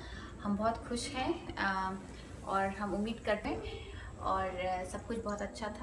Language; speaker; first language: Hindi; native; Hindi